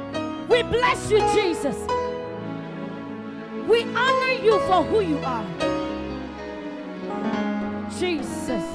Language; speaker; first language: English; non-native, local second language; Akan